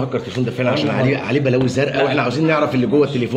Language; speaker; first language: Arabic; native; Arabic